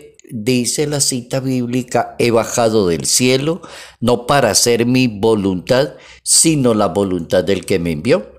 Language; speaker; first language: Spanish; native; Spanish